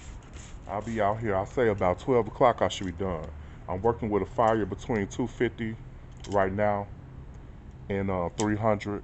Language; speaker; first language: English; native; English